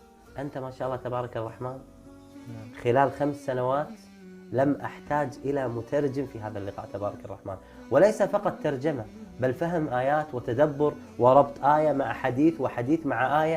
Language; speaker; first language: Arabic; native; Arabic